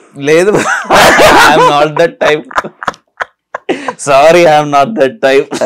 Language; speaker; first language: Telugu; non-native, learner; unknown